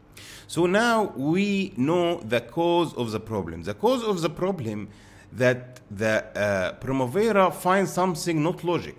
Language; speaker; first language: English; non-native, fluent; Arabic